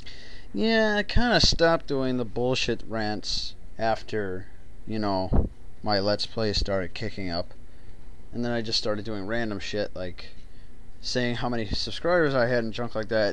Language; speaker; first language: English; native; English